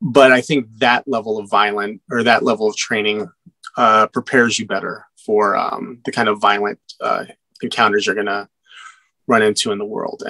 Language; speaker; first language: English; native; English